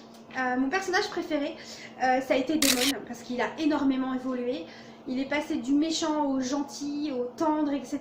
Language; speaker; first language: French; native; French